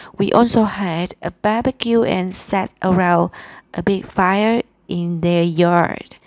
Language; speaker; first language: English; non-native, fluent; Vietnamese